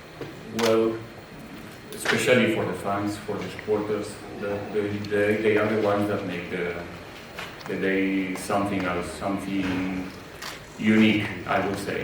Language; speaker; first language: English; non-native, fluent; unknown